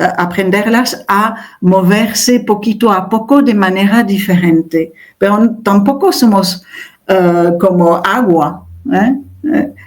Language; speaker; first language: Spanish; non-native, fluent; French